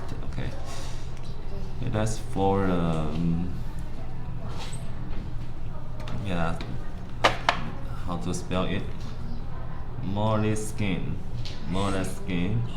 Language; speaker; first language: English; non-native, learner; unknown